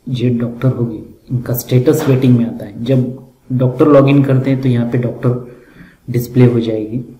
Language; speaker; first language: Hindi; non-native, local second language; Marathi